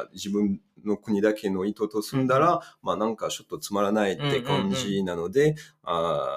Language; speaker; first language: Japanese; non-native, fluent; French